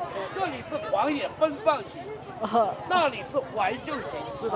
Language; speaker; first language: Chinese; native; Chinese